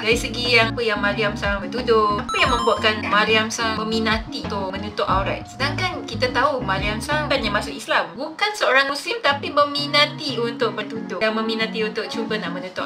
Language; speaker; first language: Malay; native; Malay